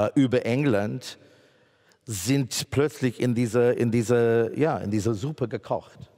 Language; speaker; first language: German; non-native, fluent; English